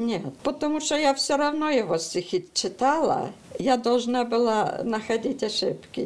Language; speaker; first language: Russian; early bilingual, heritage; Russian